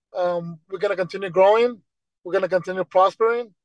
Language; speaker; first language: English; native; English